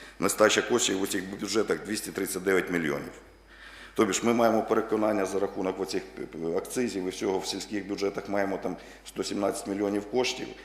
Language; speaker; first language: Ukrainian; native; Ukrainian